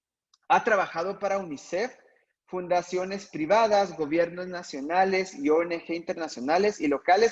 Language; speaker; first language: Spanish; native; Spanish